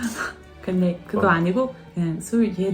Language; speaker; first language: Korean; non-native, learner; Dutch